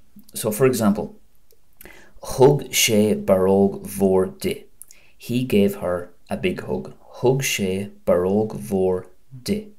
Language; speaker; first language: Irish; non-native, local second language; English